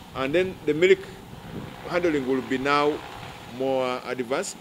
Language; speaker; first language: English; non-native, local second language; Ganda